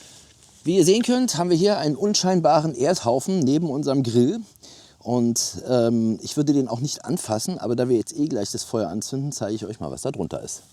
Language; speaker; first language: German; native; German